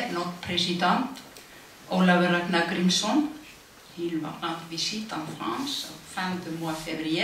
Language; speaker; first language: French; non-native, fluent; Icelandic